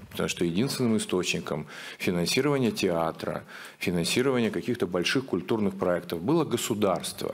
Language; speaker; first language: Russian; native; Russian